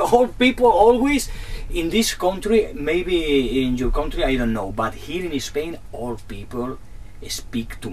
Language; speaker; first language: English; non-native, learner; Spanish